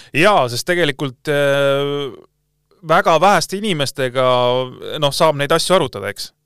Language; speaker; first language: Estonian; native; Estonian